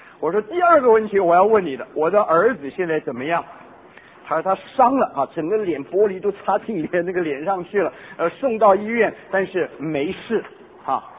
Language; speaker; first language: Chinese; non-native, local second language; Cantonese